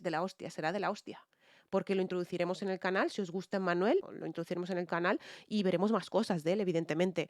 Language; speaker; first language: Spanish; native; Spanish